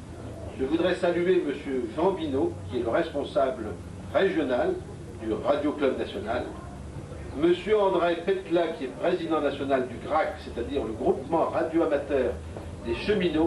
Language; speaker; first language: French; native; French